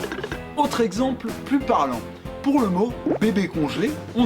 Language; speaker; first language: French; native; French